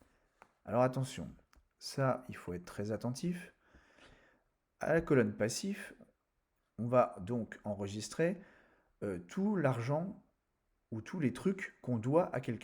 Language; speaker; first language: French; native; French